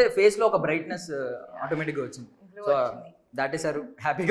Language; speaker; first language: Telugu; native; Telugu